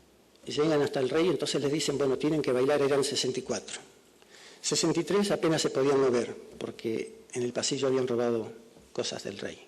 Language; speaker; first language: Spanish; native; Spanish